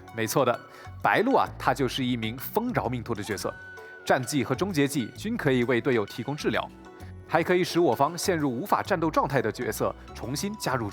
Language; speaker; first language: Chinese; native; Chinese